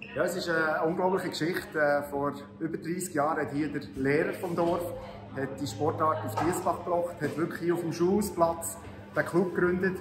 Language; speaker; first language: German; native; German